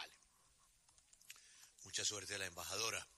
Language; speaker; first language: Spanish; native; Spanish